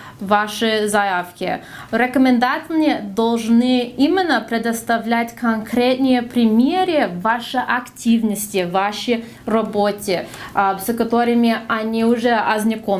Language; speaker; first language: Russian; non-native, fluent; English